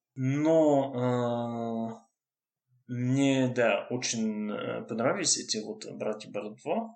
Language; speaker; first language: Russian; non-native, fluent; French